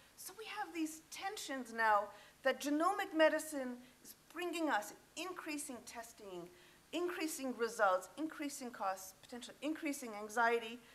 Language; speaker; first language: English; native; English